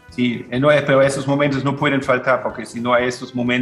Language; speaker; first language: Spanish; non-native, fluent; German